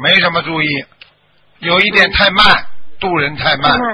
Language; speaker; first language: Chinese; native; Chinese